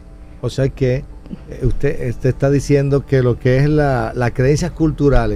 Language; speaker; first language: Spanish; native; Spanish